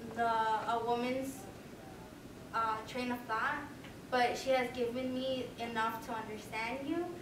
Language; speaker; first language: English; native; English